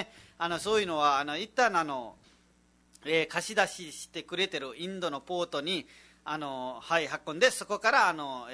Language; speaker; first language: Japanese; non-native, fluent; Nepali